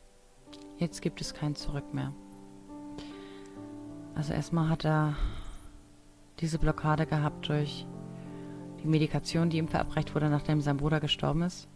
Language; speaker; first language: German; native; German